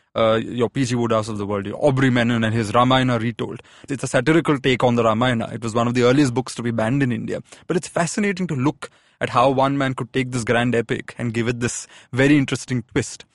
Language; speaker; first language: English; non-native, local second language; Malayalam